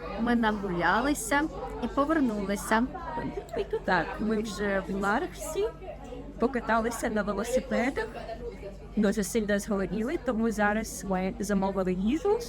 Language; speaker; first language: Ukrainian; native; Ukrainian